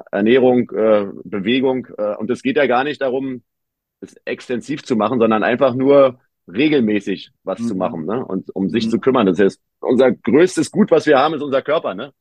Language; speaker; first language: German; native; German